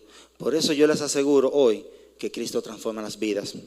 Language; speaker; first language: Spanish; native; Spanish